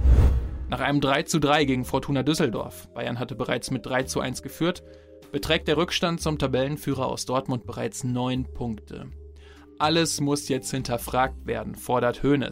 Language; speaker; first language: German; native; German